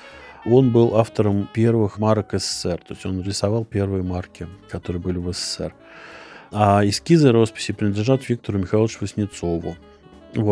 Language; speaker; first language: Russian; native; Russian